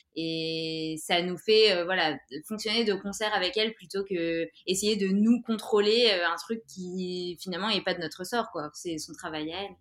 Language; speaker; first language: French; native; French